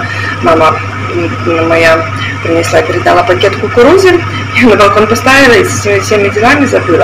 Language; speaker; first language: Russian; native; Russian